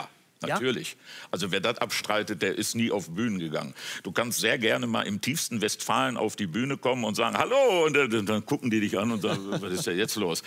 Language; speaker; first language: German; native; German